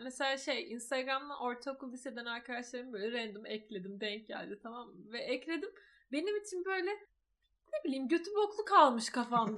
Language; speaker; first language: Turkish; native; Turkish